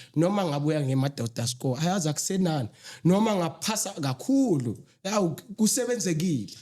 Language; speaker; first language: Zulu; non-native, local second language; Northern Sotho